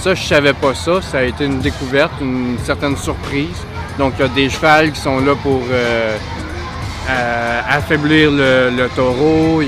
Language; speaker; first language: French; native; French